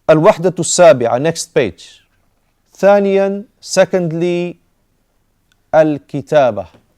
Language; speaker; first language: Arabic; non-native, fluent; English